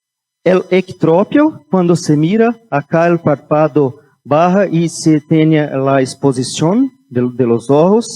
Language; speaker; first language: Spanish; non-native, fluent; Portuguese